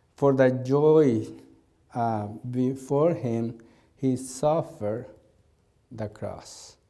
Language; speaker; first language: English; non-native, learner; Spanish